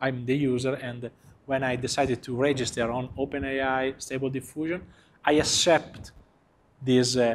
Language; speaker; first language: English; non-native, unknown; Italian